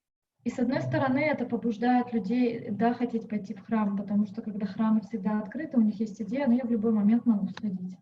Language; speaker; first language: Russian; native; Russian